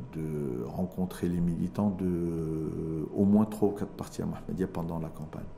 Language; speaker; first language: French; non-native, local second language; Arabic